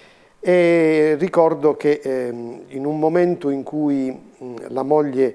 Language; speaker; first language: Italian; native; Italian